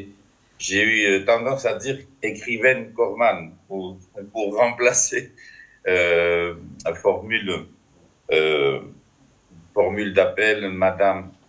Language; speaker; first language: French; non-native, fluent; Georgian